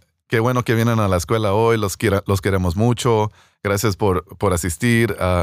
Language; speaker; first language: Spanish; early bilingual, heritage; Spanish